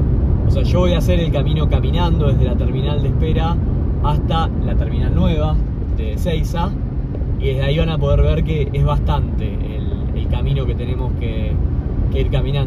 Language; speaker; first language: Spanish; native; Spanish